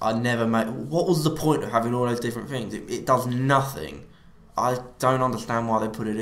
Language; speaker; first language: English; native; English